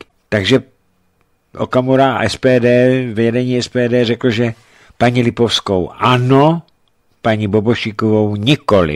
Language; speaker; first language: Czech; native; Czech